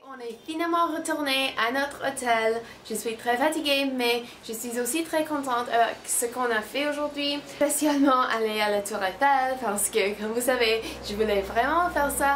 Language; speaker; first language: French; non-native, learner; English